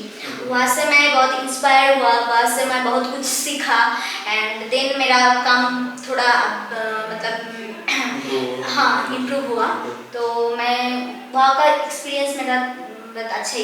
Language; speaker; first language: Hindi; non-native, local second language; Bangla